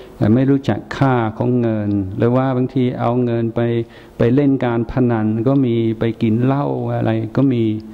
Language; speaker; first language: Thai; non-native, fluent; English